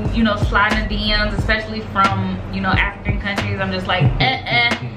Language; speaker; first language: English; native; English